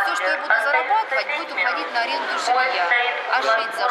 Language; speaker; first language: Russian; native; Russian